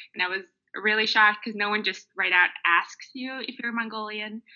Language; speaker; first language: English; early bilingual, other home language; Mongolian